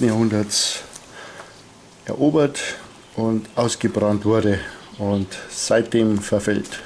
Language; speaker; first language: German; native; German